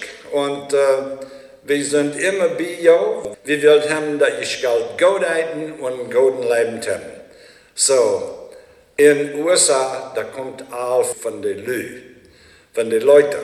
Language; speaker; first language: German; early bilingual, heritage; Low German